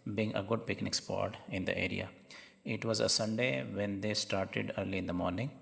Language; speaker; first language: English; non-native, local second language; Urdu